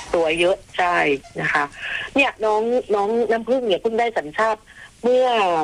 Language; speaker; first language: Thai; native; Thai